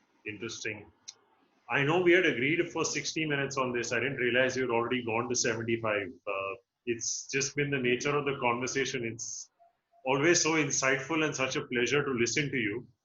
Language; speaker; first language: English; non-native, local second language; Hindi